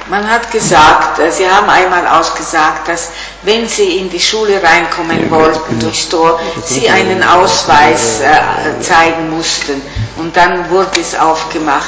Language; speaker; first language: German; non-native, fluent; Italian